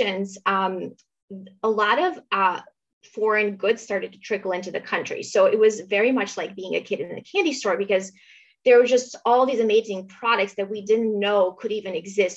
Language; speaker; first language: English; early bilingual, other home language; Romanian